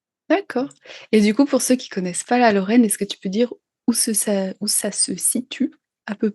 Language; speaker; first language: French; native; French